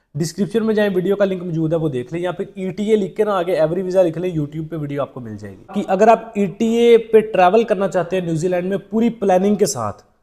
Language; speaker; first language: Urdu; native; Urdu